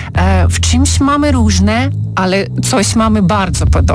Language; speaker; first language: Polish; non-native, fluent; Ukrainian